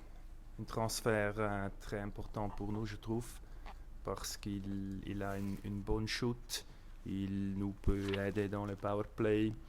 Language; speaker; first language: French; non-native, local second language; German